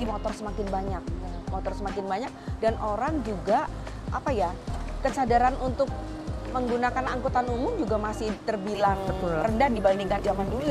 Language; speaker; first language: Indonesian; native; Indonesian